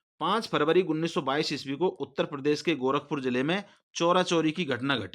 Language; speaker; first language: Hindi; native; Hindi